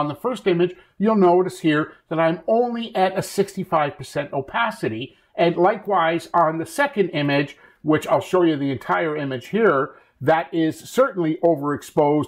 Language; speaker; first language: English; native; English